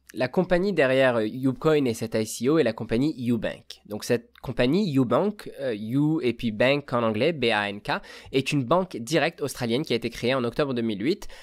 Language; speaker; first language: French; native; French